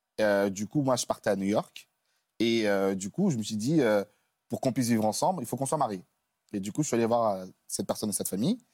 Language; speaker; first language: French; native; French